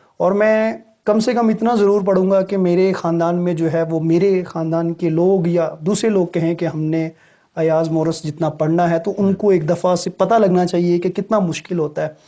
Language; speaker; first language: Urdu; non-native, local second language; Punjabi